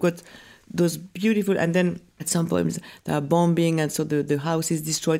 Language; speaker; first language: English; non-native, fluent; French